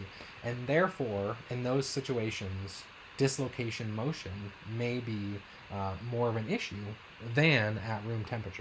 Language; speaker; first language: English; native; English